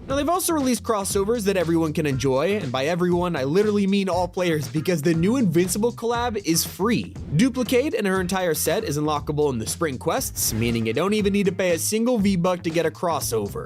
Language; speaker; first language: English; native; English